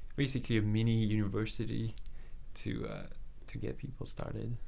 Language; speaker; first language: English; non-native, fluent; French